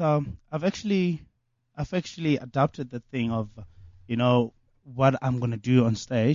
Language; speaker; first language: English; non-native, local second language; Venda